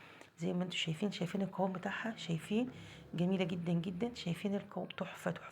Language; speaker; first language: Arabic; native; Arabic